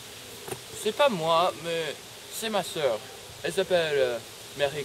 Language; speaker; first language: French; non-native, learner; English